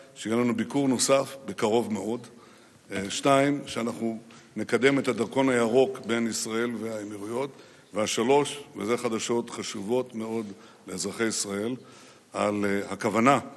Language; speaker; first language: Hebrew; native; Hebrew